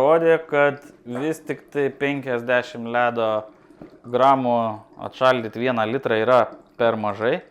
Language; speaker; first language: Lithuanian; native; Lithuanian